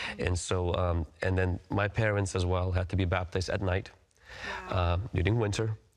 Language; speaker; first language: English; early bilingual, other home language; Russian